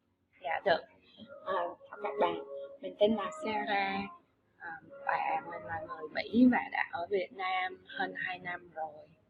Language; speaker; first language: Vietnamese; non-native, fluent; English